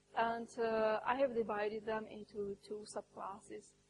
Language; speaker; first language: English; non-native, fluent; Czech